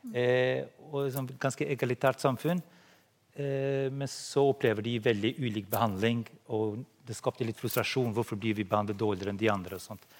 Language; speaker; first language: Norwegian; non-native, fluent; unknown